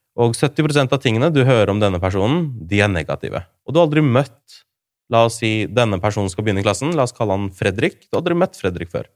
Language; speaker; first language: Norwegian; early bilingual, other home language; Urdu